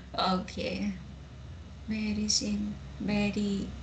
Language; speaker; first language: English; non-native, learner; Vietnamese